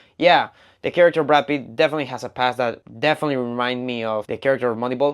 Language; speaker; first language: English; non-native, fluent; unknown